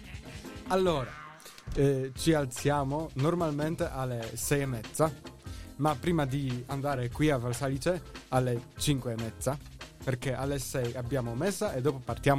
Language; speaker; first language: Italian; non-native, learner; Polish